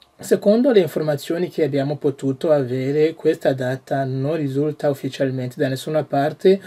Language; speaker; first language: Italian; non-native, fluent; French